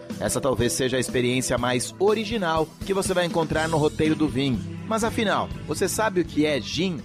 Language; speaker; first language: Portuguese; native; Portuguese